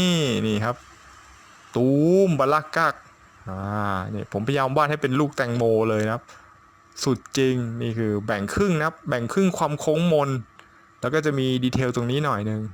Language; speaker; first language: Thai; native; Thai